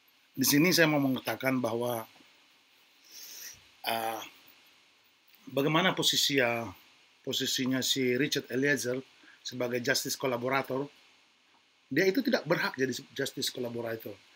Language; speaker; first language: Indonesian; native; Indonesian